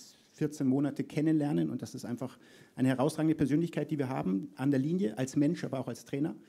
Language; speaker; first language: German; native; German